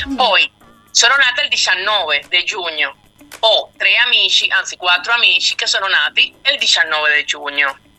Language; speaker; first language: Italian; non-native, fluent; Spanish